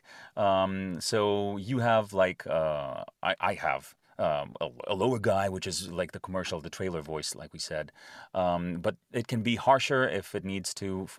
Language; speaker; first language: English; non-native, fluent; Greek